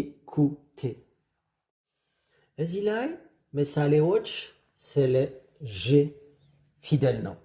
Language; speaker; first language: Amharic; non-native, fluent; French